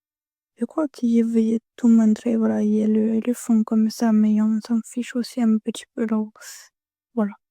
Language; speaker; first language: French; non-native, learner; Spanish